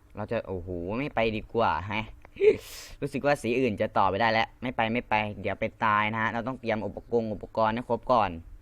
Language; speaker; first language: Thai; non-native, local second language; Lao